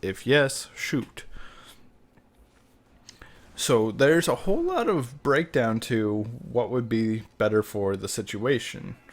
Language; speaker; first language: English; native; English